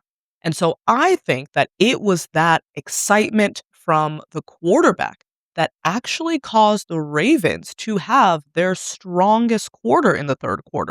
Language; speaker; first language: English; native; English